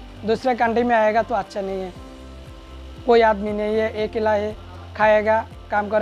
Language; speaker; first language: Hindi; non-native, learner; Bangla